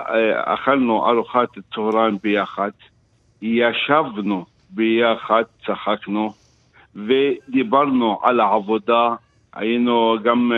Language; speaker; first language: Hebrew; non-native, local second language; Arabic